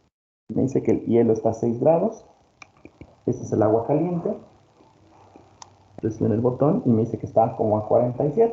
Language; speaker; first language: Spanish; native; Spanish